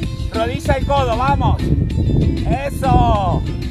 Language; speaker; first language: Spanish; native; Spanish